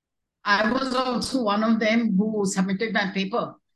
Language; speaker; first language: English; non-native, local second language; Hindi